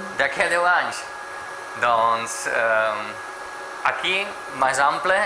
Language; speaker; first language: Catalan; non-native, fluent; Czech